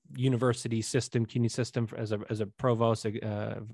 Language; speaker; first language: English; native; English